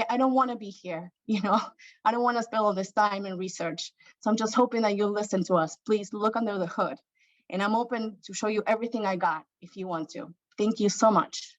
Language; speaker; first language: English; non-native, fluent; Spanish